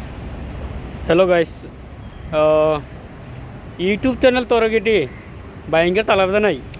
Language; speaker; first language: Malayalam; non-native, local second language; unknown